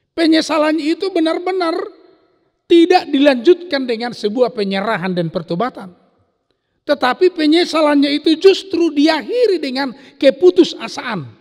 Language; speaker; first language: Indonesian; non-native, local second language; Batak Toba